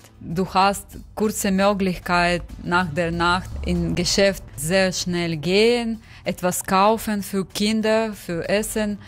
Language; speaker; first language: German; non-native, learner; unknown